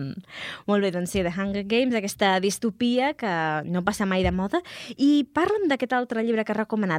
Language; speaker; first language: Catalan; native; Catalan